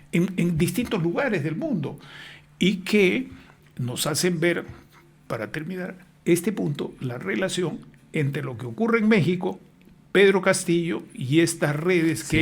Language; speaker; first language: Spanish; native; Spanish